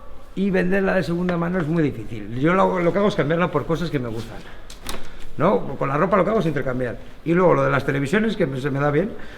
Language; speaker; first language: Spanish; native; Spanish